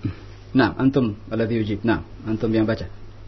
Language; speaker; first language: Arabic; non-native, fluent; Indonesian